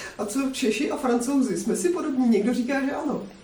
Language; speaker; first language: Czech; native; Czech